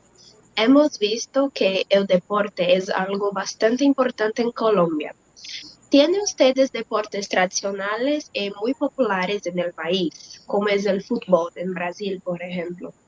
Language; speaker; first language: Spanish; non-native, learner; Portuguese